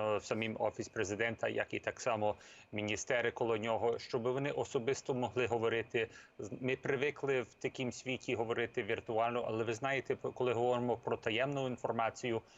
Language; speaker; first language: Ukrainian; early bilingual, heritage; Ukrainian